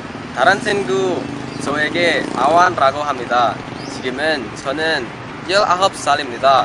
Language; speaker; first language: Korean; non-native, learner; Indonesian